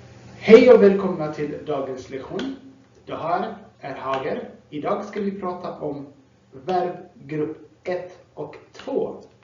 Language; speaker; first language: Swedish; non-native, fluent; Tigrinya